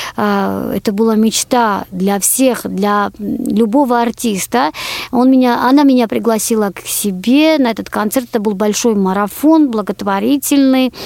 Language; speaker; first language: Russian; non-native, local second language; Georgian